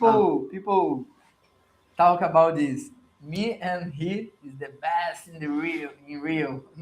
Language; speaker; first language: English; non-native, learner; Portuguese